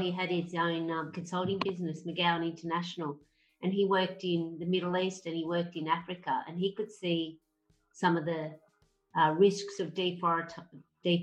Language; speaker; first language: English; native; English